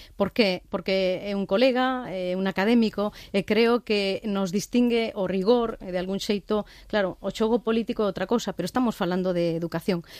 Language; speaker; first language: Galician; non-native, local second language; Spanish